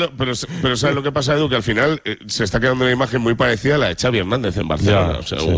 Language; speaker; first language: Spanish; native; Spanish